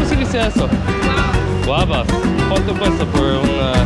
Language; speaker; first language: Spanish; non-native, learner; English